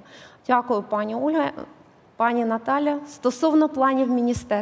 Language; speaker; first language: Ukrainian; native; Ukrainian